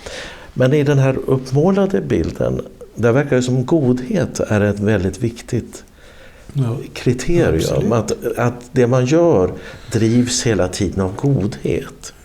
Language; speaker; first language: Swedish; native; Swedish